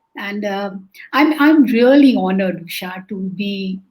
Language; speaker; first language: English; non-native, local second language; Hindi